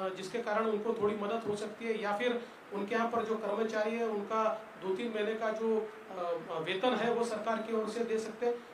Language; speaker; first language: Hindi; non-native, local second language; Marathi